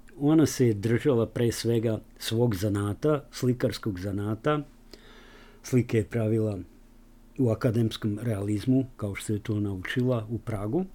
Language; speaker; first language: Serbian; non-native, local second language; Slovak